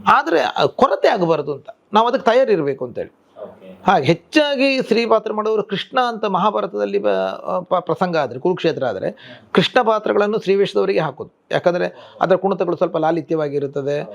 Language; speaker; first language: Kannada; non-native, local second language; Tulu